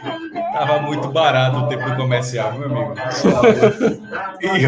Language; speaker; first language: Portuguese; native; Portuguese